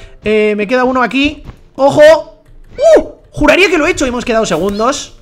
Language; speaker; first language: Spanish; native; Spanish